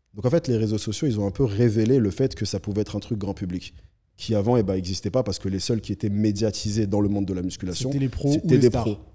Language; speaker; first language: French; native; French